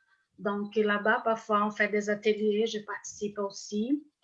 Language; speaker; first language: French; non-native, fluent; Portuguese